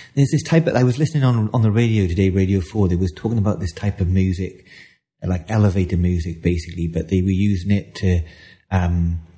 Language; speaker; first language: English; native; English